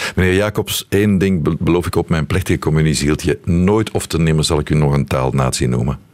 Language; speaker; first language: Dutch; native; Dutch